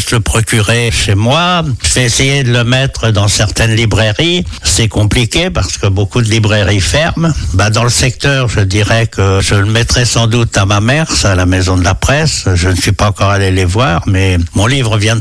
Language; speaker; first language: French; native; French